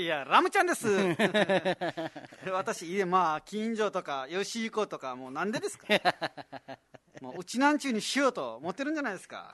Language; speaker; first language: Japanese; non-native, fluent; Nepali